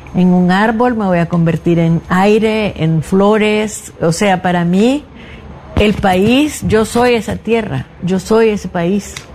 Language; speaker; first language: Spanish; native; Spanish